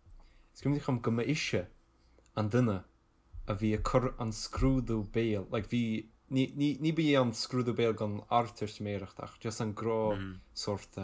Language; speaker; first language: Irish; non-native, local second language; English